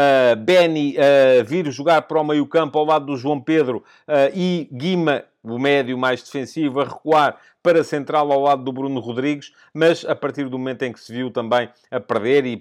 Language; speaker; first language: Portuguese; native; Portuguese